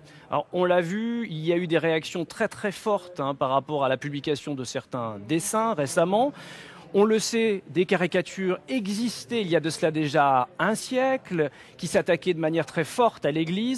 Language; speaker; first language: French; native; French